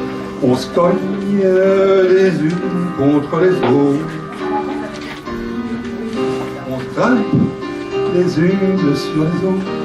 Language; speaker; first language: French; native; French